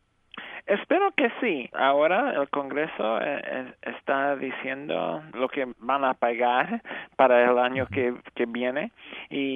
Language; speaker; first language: Spanish; early bilingual, heritage; English